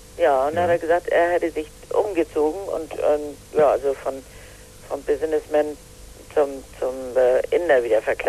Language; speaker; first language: German; native; German